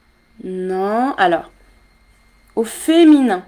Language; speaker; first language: French; native; French